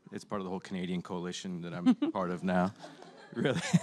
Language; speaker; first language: English; native; English